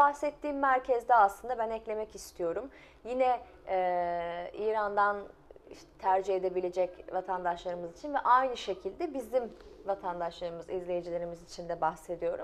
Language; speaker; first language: Turkish; native; Turkish